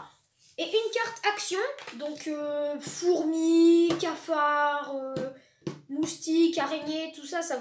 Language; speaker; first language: French; native; French